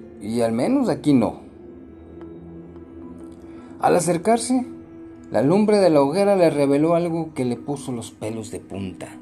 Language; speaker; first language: Spanish; native; Spanish